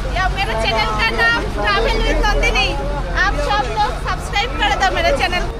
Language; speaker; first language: Hindi; non-native, learner; Bangla